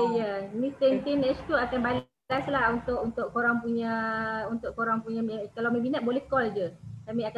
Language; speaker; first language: Malay; native; Malay